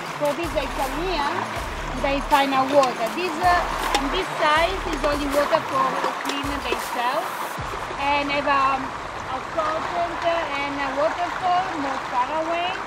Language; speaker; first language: English; non-native, learner; Italian